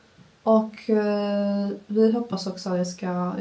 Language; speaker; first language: Swedish; non-native, learner; Turkish